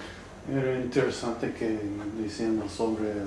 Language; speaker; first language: Spanish; non-native, learner; English